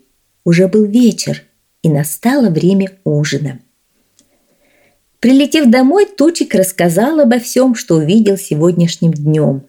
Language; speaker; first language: Russian; native; Russian